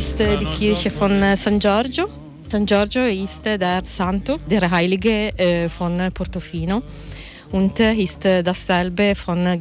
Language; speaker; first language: German; non-native, learner; Italian